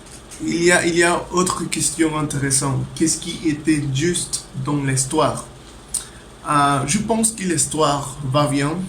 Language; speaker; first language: French; non-native, learner; Spanish